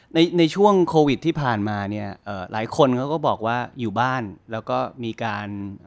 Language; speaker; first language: Thai; native; Thai